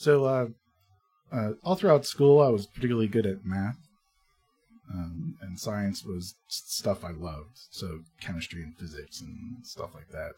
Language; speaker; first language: English; native; English